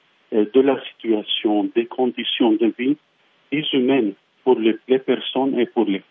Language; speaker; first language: French; non-native, fluent; Arabic